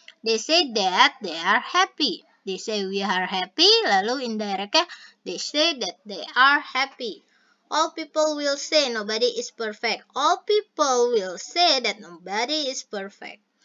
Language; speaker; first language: English; non-native, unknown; Indonesian